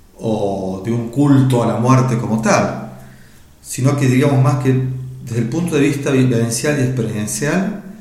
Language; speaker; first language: Spanish; native; Spanish